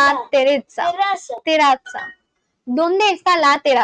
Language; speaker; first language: Spanish; non-native, learner; English